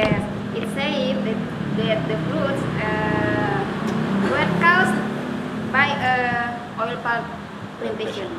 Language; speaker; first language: English; non-native, learner; Indonesian